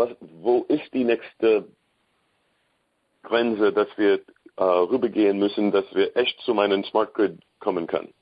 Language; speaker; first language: German; non-native, learner; English